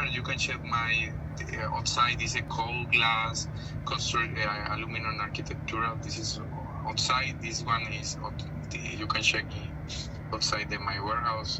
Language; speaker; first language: English; non-native, learner; Spanish